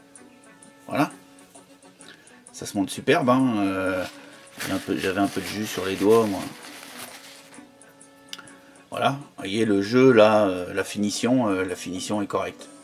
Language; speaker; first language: French; native; French